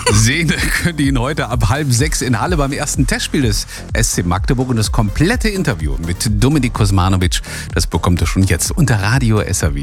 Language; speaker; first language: German; native; German